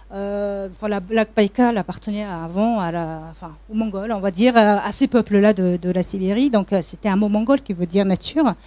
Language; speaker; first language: French; non-native, fluent; Mongolian